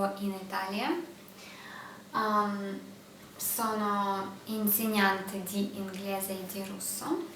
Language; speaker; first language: Italian; non-native, learner; Russian